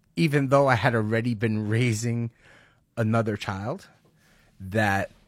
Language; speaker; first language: English; early bilingual, other home language; Spanish